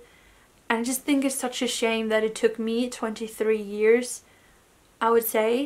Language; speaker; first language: English; non-native, fluent; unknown